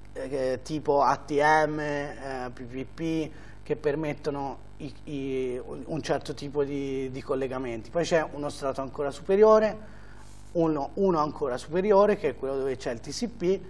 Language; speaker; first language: Italian; native; Italian